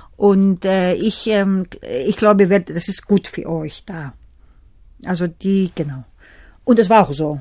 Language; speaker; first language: German; non-native, fluent; Greek